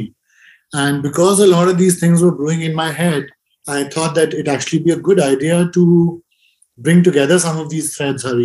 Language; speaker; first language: English; non-native, local second language; Hindi